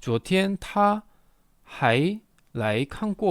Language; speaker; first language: Chinese; non-native, fluent; Korean